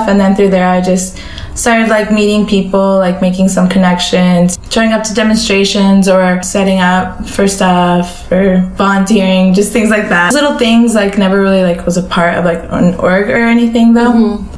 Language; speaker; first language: English; native; English